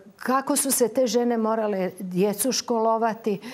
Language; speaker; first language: Croatian; native; Croatian